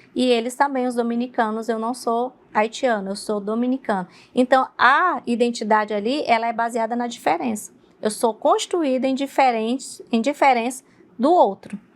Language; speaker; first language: Portuguese; native; Portuguese